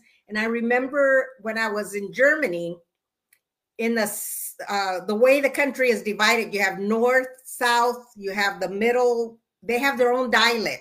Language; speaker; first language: English; early bilingual, other home language; Spanish